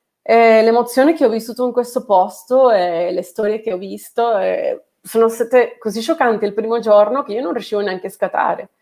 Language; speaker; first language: Italian; non-native, fluent; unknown